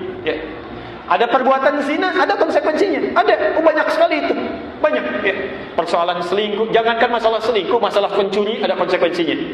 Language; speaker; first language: Indonesian; native; Indonesian